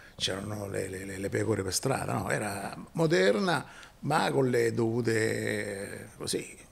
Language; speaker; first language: Italian; native; Italian